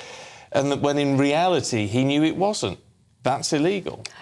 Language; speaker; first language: English; native; English